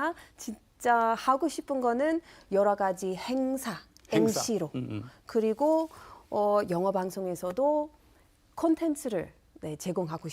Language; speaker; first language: Korean; non-native, fluent; English